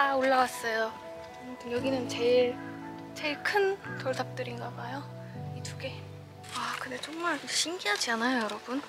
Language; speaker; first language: Korean; non-native, fluent; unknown